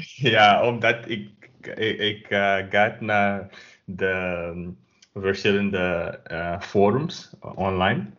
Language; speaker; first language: Dutch; non-native, learner; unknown